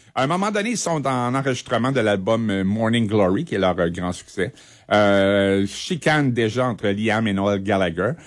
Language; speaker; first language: French; native; French